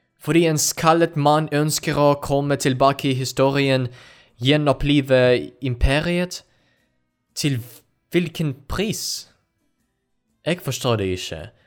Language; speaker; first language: Norwegian; non-native, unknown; Ukrainian